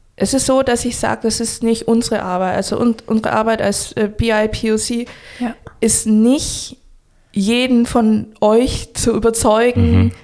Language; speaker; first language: German; native; German